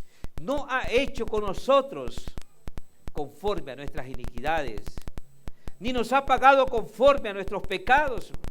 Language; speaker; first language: Spanish; native; Spanish